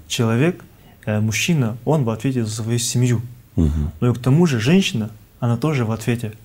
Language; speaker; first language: Russian; non-native, local second language; Kazakh